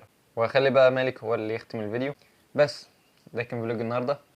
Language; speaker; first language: Arabic; native; Arabic